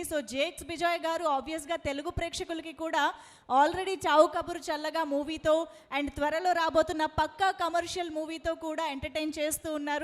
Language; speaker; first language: Telugu; native; Telugu